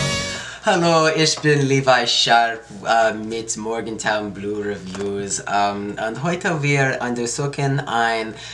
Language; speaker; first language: German; non-native, learner; English